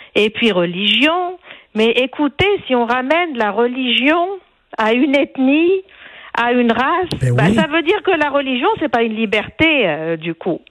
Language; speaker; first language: French; non-native, local second language; Arabic